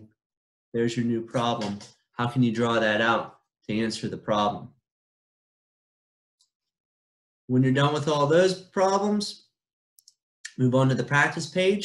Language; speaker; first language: English; native; English